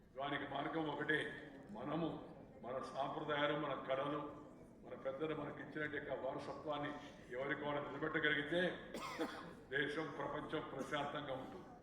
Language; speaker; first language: Telugu; native; Telugu